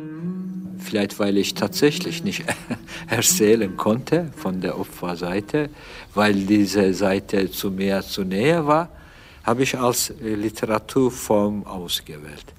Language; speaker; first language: German; non-native, fluent; Turkish